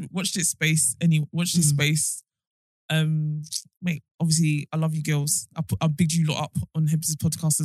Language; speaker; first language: English; native; English